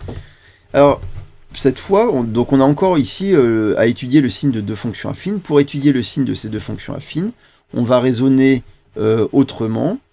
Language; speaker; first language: French; native; French